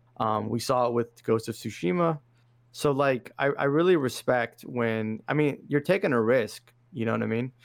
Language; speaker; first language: English; early bilingual, other home language; Arabic